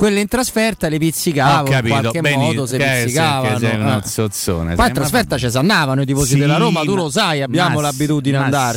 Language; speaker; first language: Italian; native; Italian